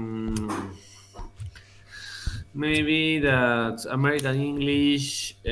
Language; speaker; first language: English; non-native, learner; Spanish